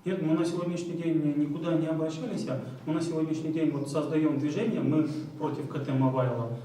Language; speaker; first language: Russian; non-native, local second language; Kyrgyz